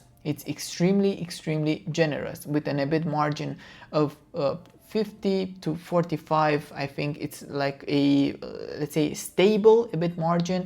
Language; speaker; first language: English; non-native, fluent; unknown